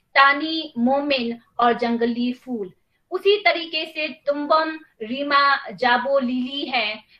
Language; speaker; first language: Hindi; non-native, local second language; Nepali